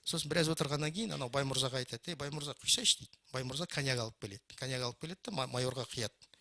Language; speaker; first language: Kazakh; non-native, local second language; Russian